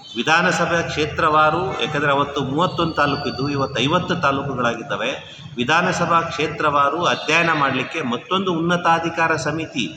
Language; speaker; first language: Kannada; native; Kannada